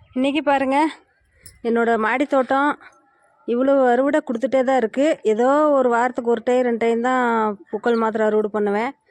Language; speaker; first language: Tamil; non-native, local second language; Telugu